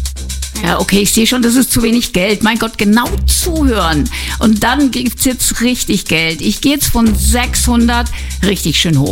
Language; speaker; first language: German; native; German